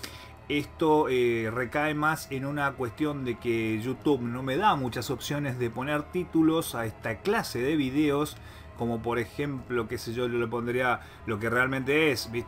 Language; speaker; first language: Spanish; native; Spanish